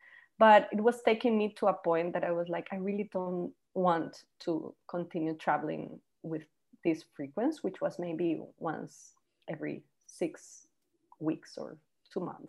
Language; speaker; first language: English; non-native, fluent; Spanish